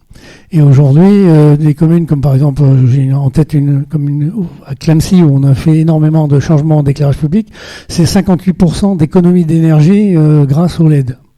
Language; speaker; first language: French; native; French